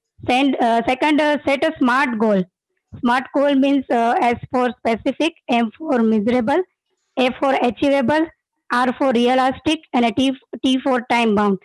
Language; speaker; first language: English; non-native, learner; Gujarati